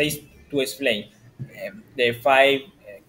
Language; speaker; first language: English; non-native, learner; Spanish